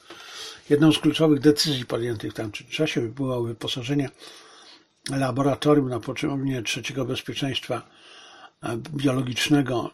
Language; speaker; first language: Polish; native; Polish